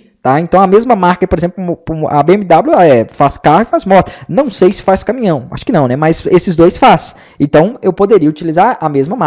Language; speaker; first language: Portuguese; native; Portuguese